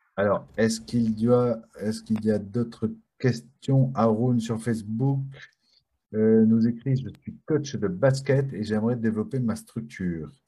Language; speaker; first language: French; native; French